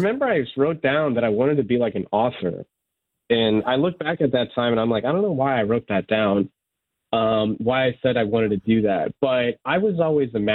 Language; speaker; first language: English; non-native, local second language; Serbian